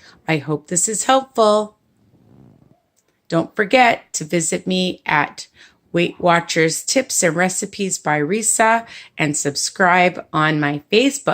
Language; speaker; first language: English; native; English